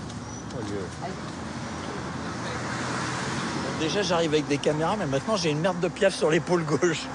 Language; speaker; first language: French; native; French